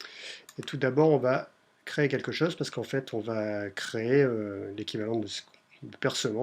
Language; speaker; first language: French; native; French